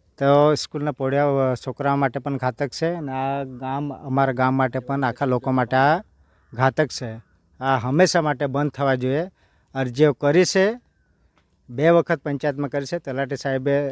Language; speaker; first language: Gujarati; native; Gujarati